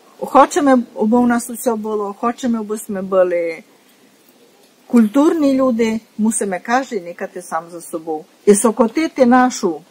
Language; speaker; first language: Ukrainian; native; Ukrainian